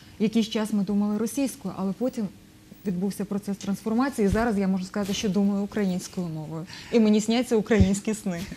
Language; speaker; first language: Ukrainian; native; Ukrainian